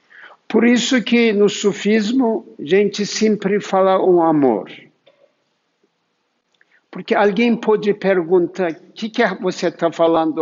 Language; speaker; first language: Portuguese; non-native, fluent; Turkish